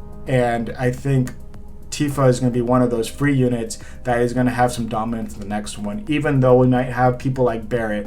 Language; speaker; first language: English; native; English